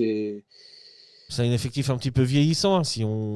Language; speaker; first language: French; native; French